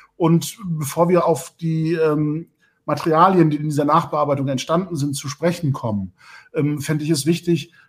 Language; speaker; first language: German; native; German